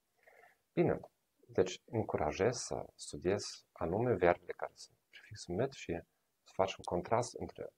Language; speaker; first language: Romanian; non-native, fluent; German